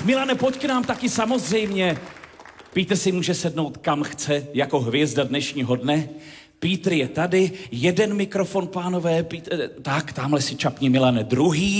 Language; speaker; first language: Czech; native; Czech